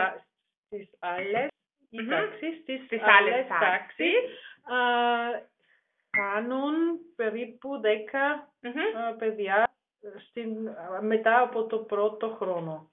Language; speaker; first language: Greek; non-native, learner; German